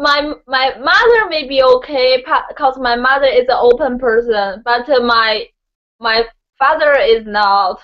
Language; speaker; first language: English; non-native, learner; Chinese